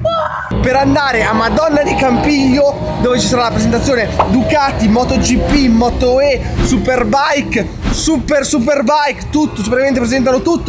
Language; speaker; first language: Italian; native; Italian